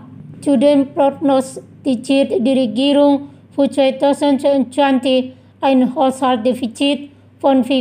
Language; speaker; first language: German; non-native, fluent; Indonesian